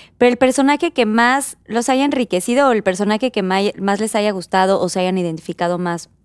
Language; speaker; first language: Spanish; native; Spanish